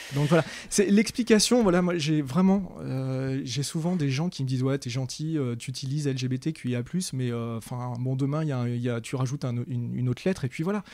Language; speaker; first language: French; native; French